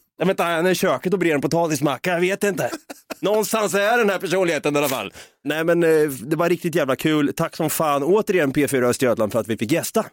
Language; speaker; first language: Swedish; native; Swedish